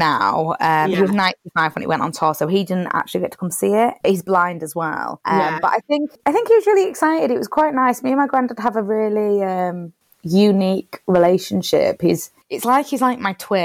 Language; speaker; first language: English; native; English